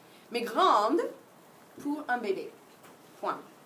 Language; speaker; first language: French; non-native, fluent; English